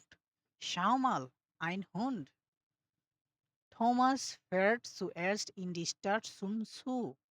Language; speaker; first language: German; non-native, learner; Bangla